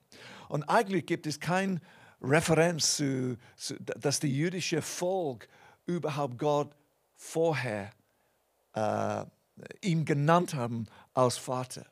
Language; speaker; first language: German; non-native, fluent; English